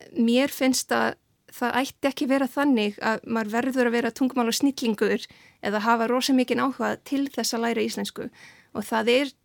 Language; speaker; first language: Icelandic; non-native, fluent; Serbian